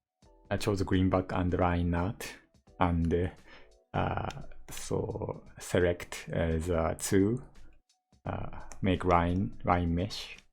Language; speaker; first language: English; non-native, learner; Japanese